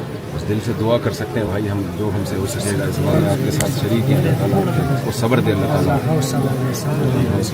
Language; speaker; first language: Urdu; native; Urdu